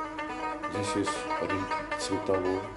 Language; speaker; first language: Russian; non-native, local second language; Azerbaijani